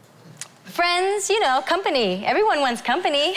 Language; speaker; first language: English; early bilingual, other home language; Vietnamese